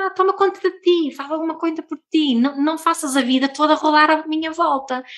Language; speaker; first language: Portuguese; non-native, fluent; Swedish